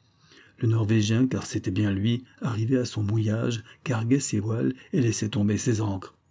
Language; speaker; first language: French; native; French